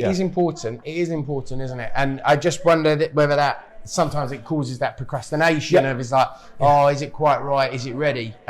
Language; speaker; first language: English; native; English